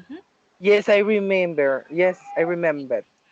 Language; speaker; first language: English; non-native, learner; Spanish